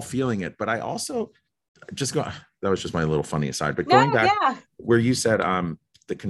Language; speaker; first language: English; native; English